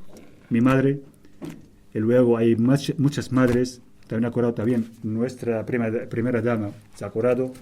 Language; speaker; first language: Spanish; non-native, fluent; Arabic